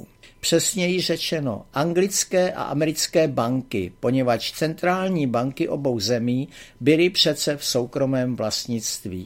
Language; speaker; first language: Czech; native; Czech